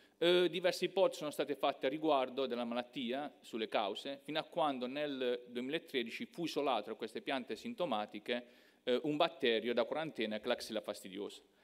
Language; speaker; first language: Italian; native; Italian